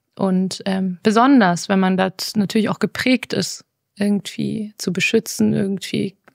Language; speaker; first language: German; native; German